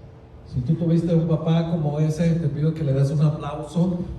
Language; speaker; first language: Spanish; native; Spanish